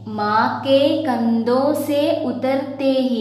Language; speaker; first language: Hindi; non-native, local second language; Malayalam